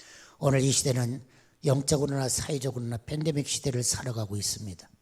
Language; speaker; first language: Korean; native; Korean